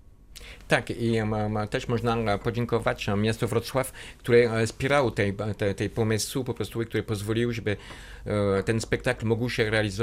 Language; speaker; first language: Polish; non-native, fluent; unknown